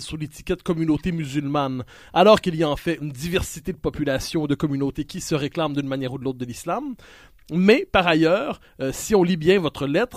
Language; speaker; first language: French; native; French